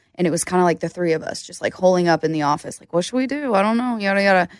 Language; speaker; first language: English; native; English